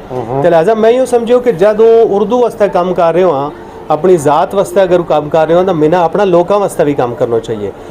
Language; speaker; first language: Urdu; non-native, local second language; Gujari